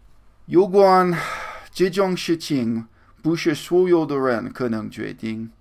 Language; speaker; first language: Chinese; non-native, learner; English